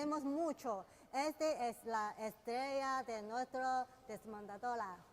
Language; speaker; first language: Spanish; non-native, learner; Chinese